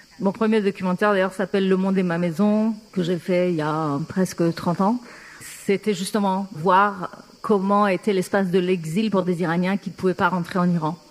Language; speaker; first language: French; non-native, fluent; Persian